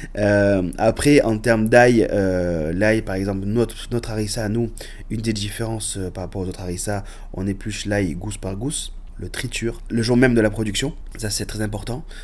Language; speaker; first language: French; early bilingual, other home language; Arabic